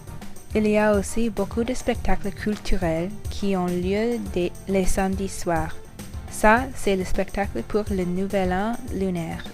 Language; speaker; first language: French; non-native, learner; English